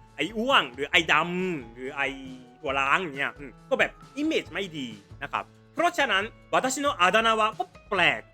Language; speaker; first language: Thai; non-native, fluent; Japanese